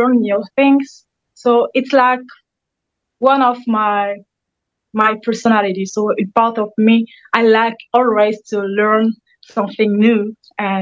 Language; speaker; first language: English; non-native, learner; French